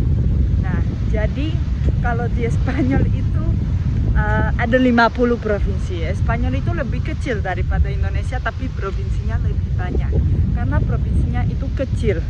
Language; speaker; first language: Indonesian; non-native, fluent; Spanish